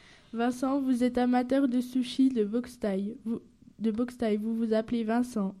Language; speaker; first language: French; native; French